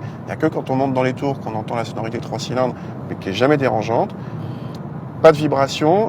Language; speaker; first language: French; native; French